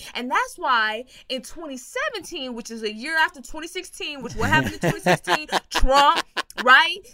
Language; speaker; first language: English; native; English